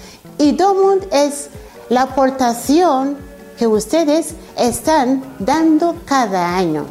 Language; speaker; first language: Spanish; non-native, fluent; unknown